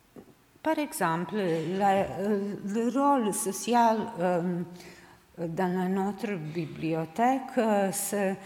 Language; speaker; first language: French; non-native, learner; Serbian